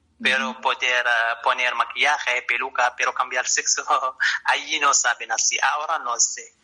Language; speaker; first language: Spanish; non-native, learner; Arabic